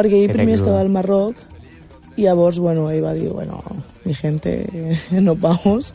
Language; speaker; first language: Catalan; early bilingual, other home language; Wolof